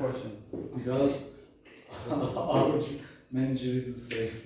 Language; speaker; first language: English; non-native, learner; Turkish